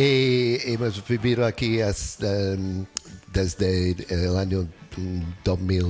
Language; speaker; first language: Spanish; non-native, learner; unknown